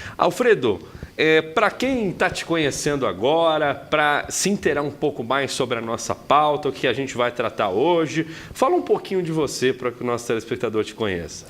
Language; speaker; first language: Portuguese; native; Portuguese